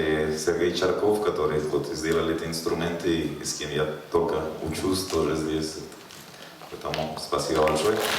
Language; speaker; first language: Russian; non-native, learner; Spanish